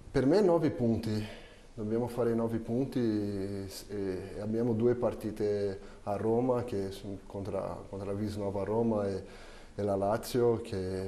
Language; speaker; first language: Italian; non-native, fluent; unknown